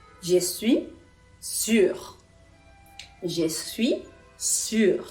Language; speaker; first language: French; non-native, fluent; Spanish